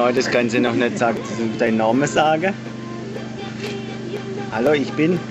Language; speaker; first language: German; native; German